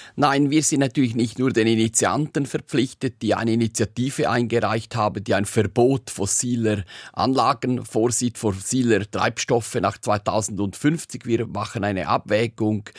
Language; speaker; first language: German; native; German